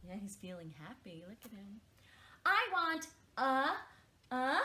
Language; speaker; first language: English; native; English